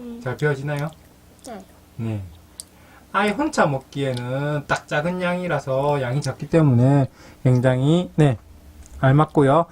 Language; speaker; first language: Korean; native; Korean